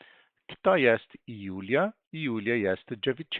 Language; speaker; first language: Polish; non-native, fluent; Portuguese